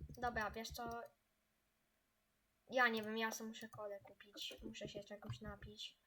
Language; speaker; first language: Polish; native; Polish